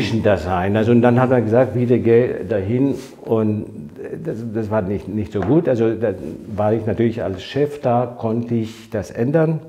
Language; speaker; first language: German; non-native, fluent; Greek